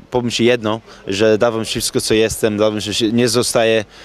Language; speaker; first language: Polish; early bilingual, heritage; Polish